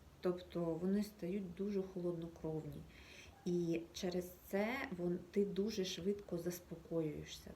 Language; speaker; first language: Ukrainian; native; Ukrainian